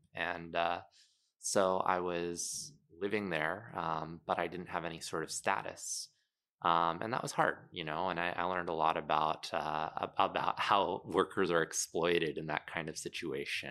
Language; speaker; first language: English; native; English